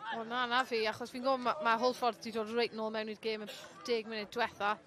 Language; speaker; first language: Welsh; native; Welsh